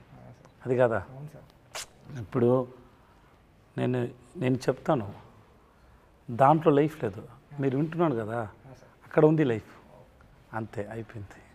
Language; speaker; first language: Telugu; non-native, learner; Tamil